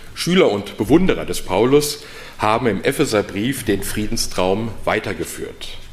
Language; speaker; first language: German; native; German